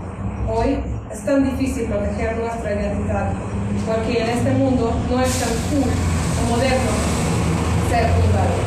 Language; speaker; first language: Spanish; non-native, fluent; Hungarian